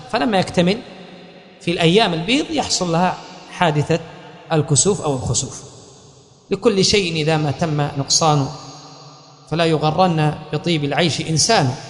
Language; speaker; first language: Arabic; native; Arabic